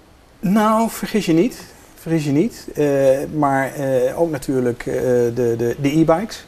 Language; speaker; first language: Dutch; native; Dutch